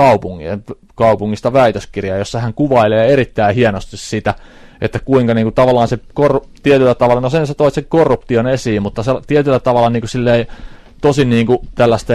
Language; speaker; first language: Finnish; native; Finnish